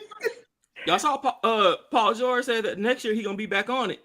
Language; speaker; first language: English; native; English